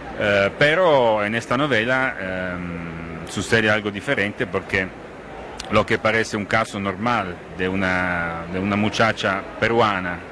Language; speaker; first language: Spanish; non-native, fluent; Italian